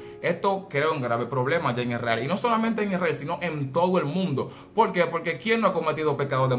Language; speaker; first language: Spanish; native; Spanish